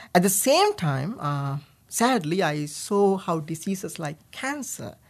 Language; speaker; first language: English; non-native, local second language; Sinhala